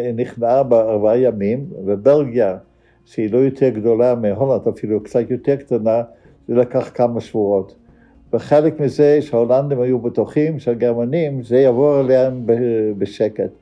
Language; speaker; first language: Hebrew; non-native, fluent; Dutch